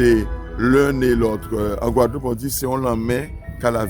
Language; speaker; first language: French; native; French